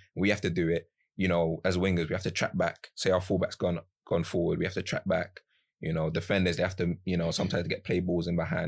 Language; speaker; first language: English; native; English